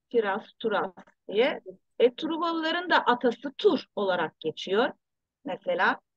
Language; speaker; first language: Turkish; early bilingual, heritage; Turkish